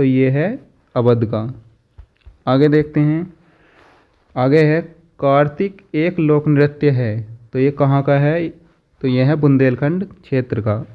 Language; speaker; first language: Hindi; native; Hindi